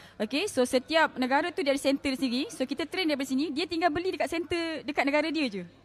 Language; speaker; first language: Malay; native; Malay